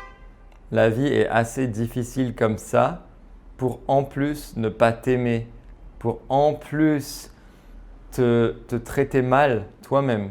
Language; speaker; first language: French; native; French